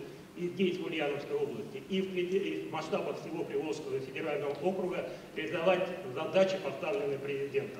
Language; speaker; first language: Russian; native; Russian